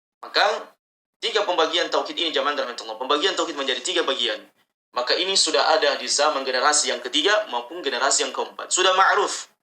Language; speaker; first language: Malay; native; Malay